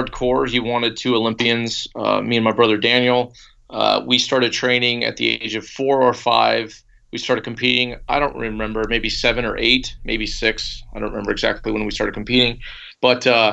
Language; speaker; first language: English; native; English